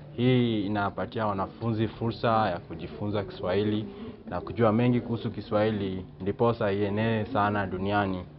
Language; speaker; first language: Swahili; non-native, local second language; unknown